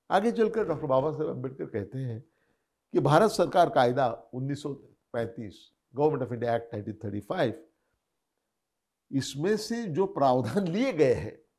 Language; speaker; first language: Hindi; non-native, local second language; Marathi